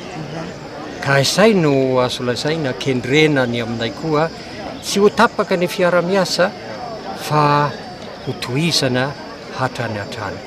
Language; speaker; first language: Malagasy; non-native, fluent; Norwegian